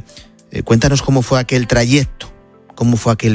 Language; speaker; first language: Spanish; native; Spanish